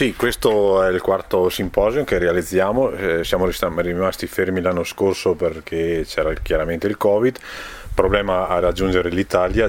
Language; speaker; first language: Italian; native; Italian